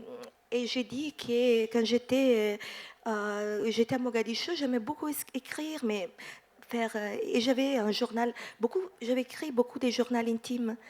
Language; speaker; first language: French; non-native, fluent; Italian